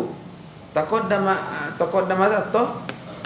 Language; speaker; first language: Arabic; non-native, fluent; Indonesian